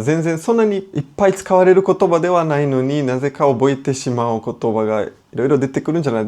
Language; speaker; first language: Japanese; non-native, fluent; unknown